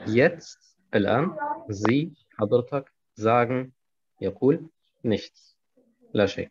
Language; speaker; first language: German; non-native, fluent; Arabic